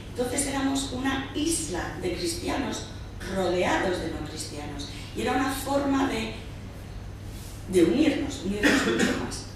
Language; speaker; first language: Spanish; early bilingual, heritage; Spanish